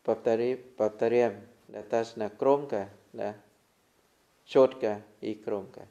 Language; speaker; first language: Russian; non-native, fluent; Thai